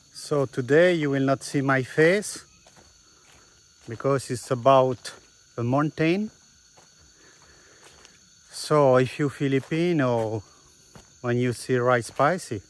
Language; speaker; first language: English; non-native, learner; French